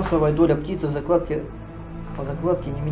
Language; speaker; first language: Russian; native; Russian